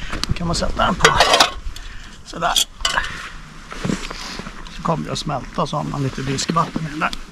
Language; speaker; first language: Swedish; native; Swedish